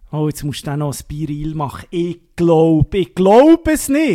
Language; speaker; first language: German; native; German